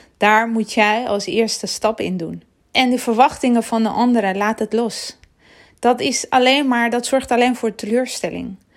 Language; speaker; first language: Dutch; non-native, fluent; Armenian